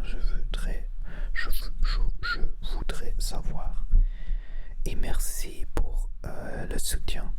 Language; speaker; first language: French; non-native, learner; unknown